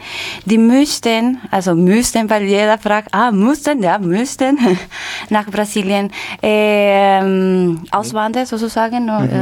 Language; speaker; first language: German; non-native, learner; Spanish